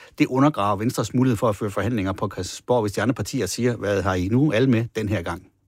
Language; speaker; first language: Danish; native; Danish